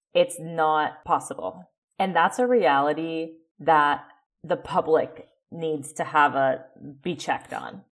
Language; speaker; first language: English; native; English